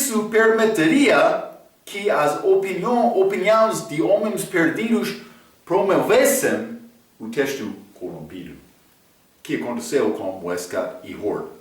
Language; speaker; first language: Portuguese; non-native, fluent; English